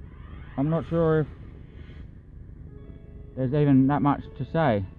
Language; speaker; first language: English; native; English